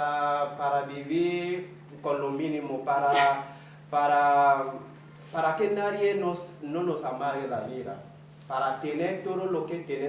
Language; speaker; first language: Spanish; non-native, fluent; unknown